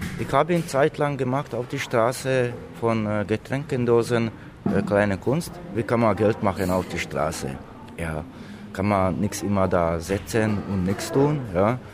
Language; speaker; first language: German; non-native, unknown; Slovak